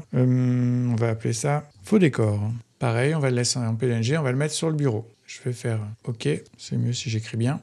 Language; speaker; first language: French; native; French